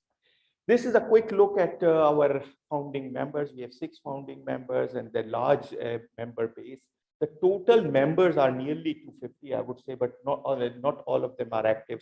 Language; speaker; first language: English; non-native, local second language; Urdu